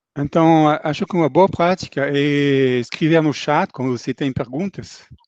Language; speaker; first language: Portuguese; non-native, fluent; French